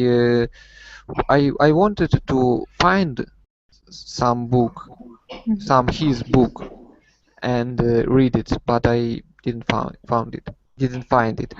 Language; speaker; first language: English; non-native, learner; Russian